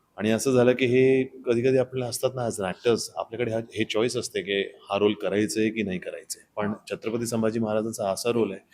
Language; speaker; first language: Marathi; non-native, local second language; Hindi